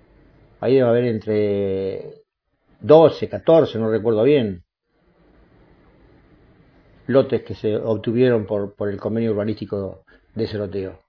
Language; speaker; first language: Spanish; native; Spanish